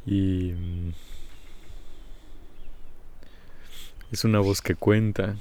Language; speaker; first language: Spanish; native; Spanish